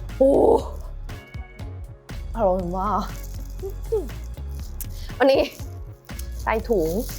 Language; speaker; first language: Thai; non-native, learner; Korean